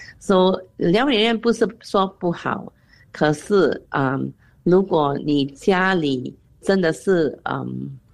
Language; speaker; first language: Chinese; non-native, local second language; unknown